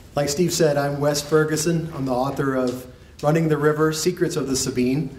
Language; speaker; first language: English; native; English